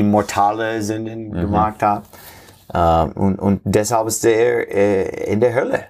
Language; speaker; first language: German; non-native, fluent; English